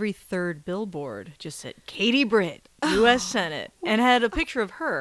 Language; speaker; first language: English; native; English